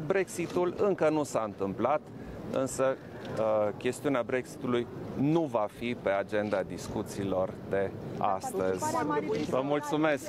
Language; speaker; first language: Romanian; non-native, local second language; German